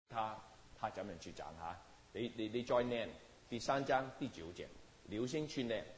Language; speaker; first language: Chinese; non-native, local second language; Cantonese